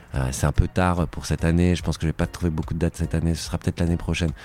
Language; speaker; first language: French; native; French